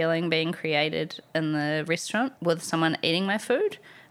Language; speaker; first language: English; native; English